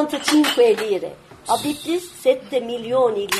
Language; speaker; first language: Italian; non-native, learner; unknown